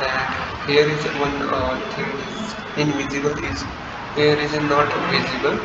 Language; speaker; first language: English; non-native, learner; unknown